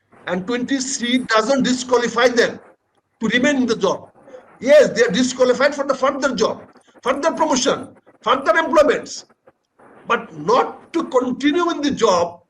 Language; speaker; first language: English; non-native, local second language; Bangla